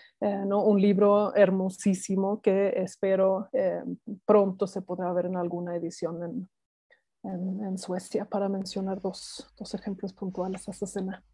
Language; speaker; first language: Spanish; non-native, fluent; Swedish